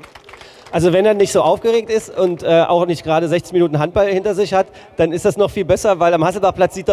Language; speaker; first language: German; native; German